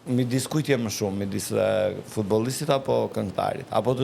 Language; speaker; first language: Albanian; native; Albanian